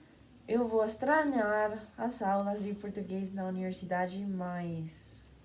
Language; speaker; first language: Portuguese; non-native, learner; Spanish